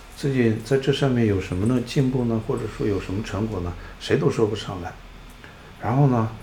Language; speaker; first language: Chinese; non-native, local second language; Tibetan